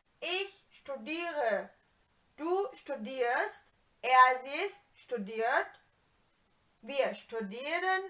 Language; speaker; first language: German; non-native, fluent; Turkish